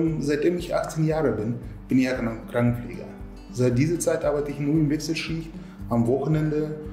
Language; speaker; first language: German; non-native, fluent; Russian